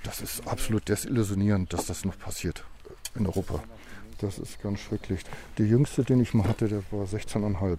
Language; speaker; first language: German; native; German